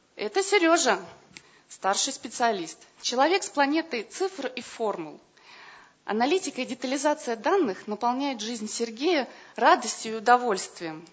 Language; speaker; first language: Russian; native; Russian